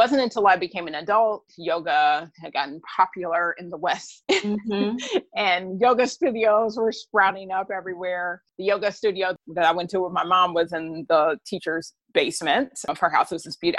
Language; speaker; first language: English; native; English